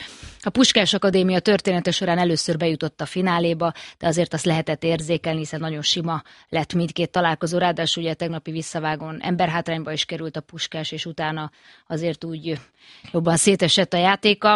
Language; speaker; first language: Hungarian; native; Hungarian